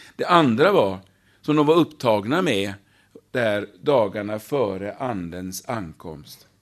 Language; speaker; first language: Swedish; native; Swedish